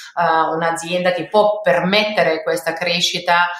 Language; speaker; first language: Italian; non-native, fluent; German